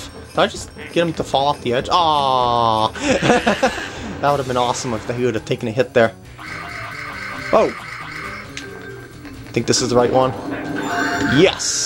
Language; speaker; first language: English; native; English